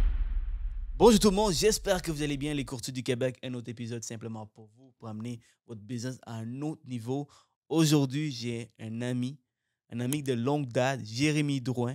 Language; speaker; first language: French; native; French